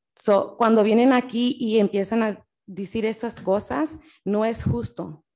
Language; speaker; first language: Spanish; early bilingual, heritage; Spanish